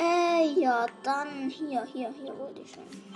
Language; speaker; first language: German; native; German